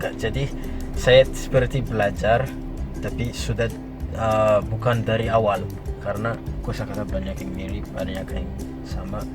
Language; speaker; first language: Indonesian; non-native, fluent; Malagasy